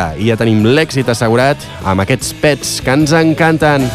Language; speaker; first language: Catalan; native; Catalan